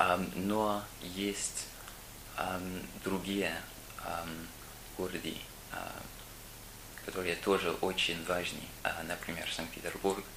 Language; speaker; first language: Russian; non-native, learner; English